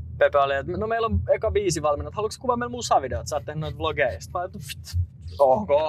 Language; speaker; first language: Finnish; native; Finnish